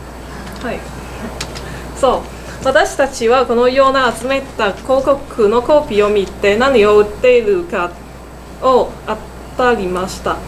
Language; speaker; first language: Japanese; non-native, learner; Cantonese